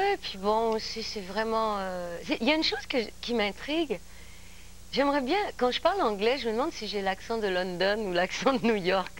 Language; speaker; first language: French; native; French